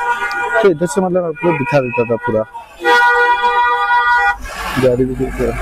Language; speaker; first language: Hindi; non-native, local second language; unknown